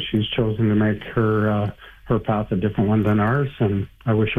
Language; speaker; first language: English; native; English